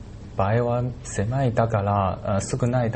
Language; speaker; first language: Japanese; non-native, learner; Chinese